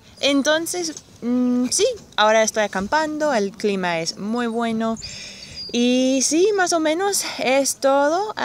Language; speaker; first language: Spanish; non-native, fluent; English